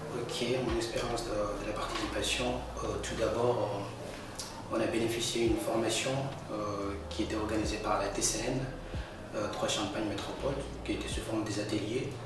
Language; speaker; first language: French; non-native, local second language; Comorian